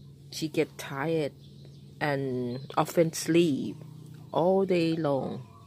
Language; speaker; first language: English; non-native, learner; Thai